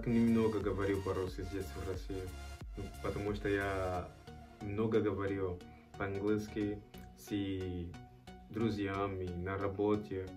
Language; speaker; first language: Russian; non-native, learner; Portuguese